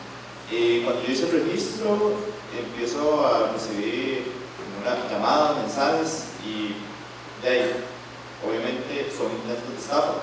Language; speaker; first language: Spanish; native; Spanish